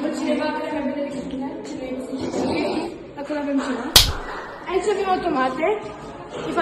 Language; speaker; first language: Romanian; early bilingual, heritage; Romanian